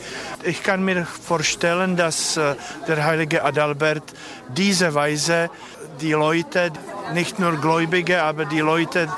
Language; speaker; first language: German; non-native, fluent; Czech